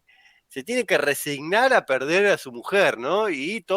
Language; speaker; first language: Spanish; native; Spanish